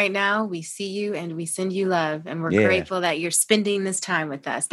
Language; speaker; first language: English; native; English